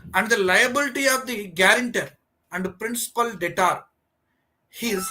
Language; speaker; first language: English; non-native, local second language; Telugu